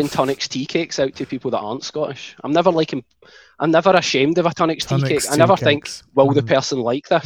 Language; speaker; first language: English; native; English